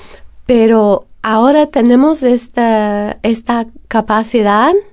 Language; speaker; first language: Spanish; non-native, fluent; English